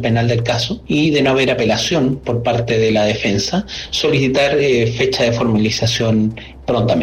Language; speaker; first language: Spanish; native; Spanish